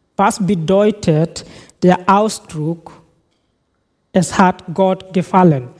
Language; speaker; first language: German; non-native, fluent; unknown